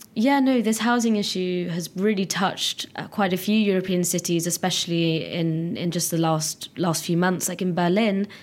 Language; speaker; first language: English; native; English